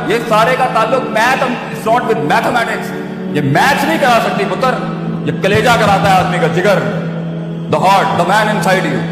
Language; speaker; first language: Urdu; non-native, local second language; Punjabi